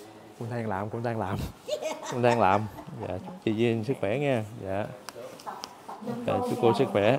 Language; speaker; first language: Vietnamese; native; Vietnamese